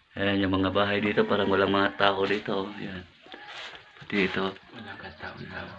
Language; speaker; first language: Filipino; non-native, local second language; Cebuano